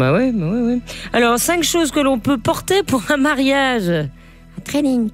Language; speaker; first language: French; native; French